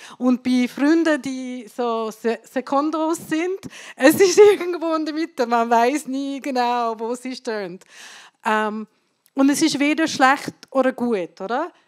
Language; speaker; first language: German; non-native, fluent; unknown